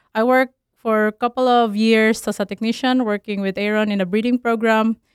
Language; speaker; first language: English; non-native, local second language; Cebuano